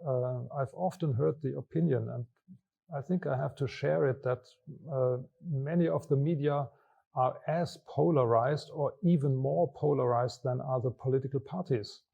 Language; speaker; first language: English; non-native, fluent; German